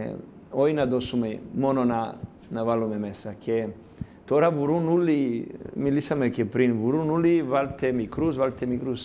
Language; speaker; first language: Greek; non-native, learner; Serbian